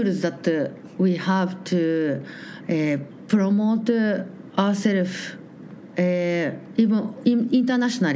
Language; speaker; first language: English; non-native, learner; Japanese